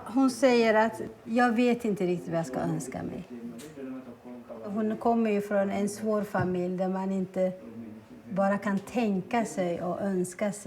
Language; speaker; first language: Swedish; early bilingual, other home language; Amharic